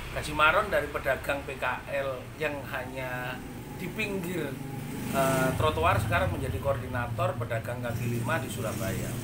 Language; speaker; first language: Indonesian; non-native, local second language; Madurese